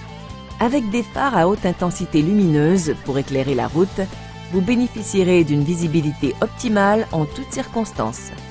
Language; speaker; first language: French; native; French